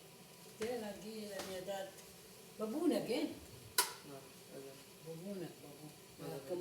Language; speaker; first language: Hebrew; non-native, fluent; Arabic